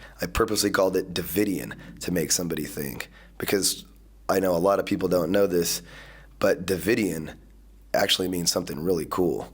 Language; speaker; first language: English; native; English